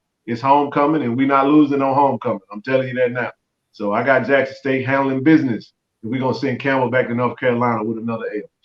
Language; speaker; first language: English; native; English